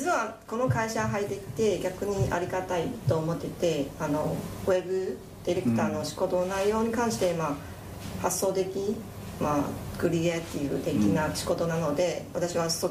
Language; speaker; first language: Japanese; non-native, fluent; Chinese